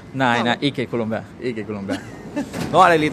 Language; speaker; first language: Norwegian; non-native, fluent; Spanish